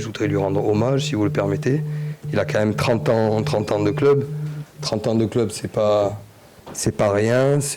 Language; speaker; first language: French; native; French